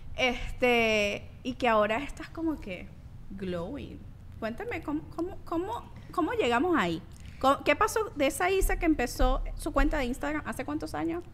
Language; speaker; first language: Spanish; native; Spanish